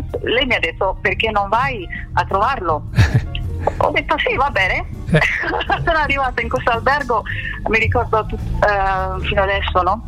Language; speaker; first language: Italian; non-native, fluent; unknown